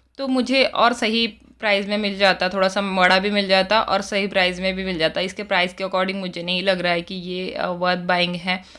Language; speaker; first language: Hindi; native; Hindi